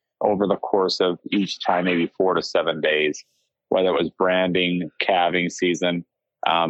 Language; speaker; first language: English; native; English